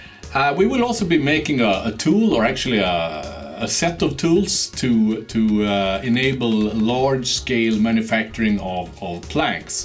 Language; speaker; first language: English; non-native, fluent; Swedish